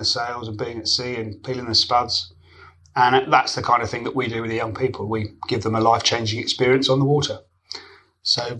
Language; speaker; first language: English; native; English